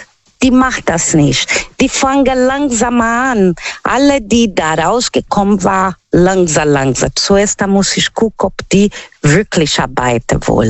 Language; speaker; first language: German; non-native, learner; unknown